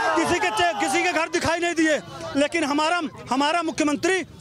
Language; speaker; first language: Hindi; native; Hindi